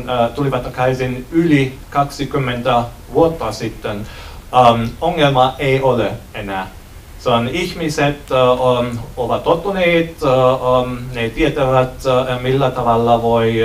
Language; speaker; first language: Finnish; non-native, learner; German